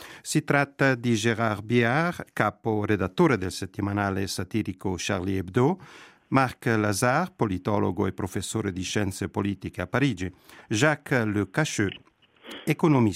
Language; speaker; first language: Italian; native; Italian